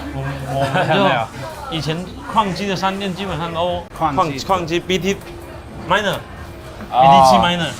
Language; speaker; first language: Chinese; native; Chinese